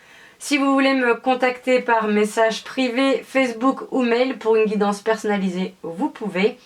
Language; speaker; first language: French; native; French